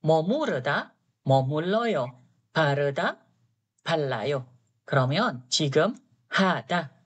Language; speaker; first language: Korean; non-native, fluent; Indonesian